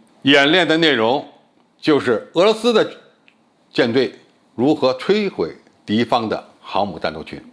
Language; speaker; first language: Chinese; native; Chinese